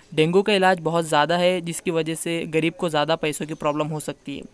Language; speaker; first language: Hindi; non-native, local second language; Urdu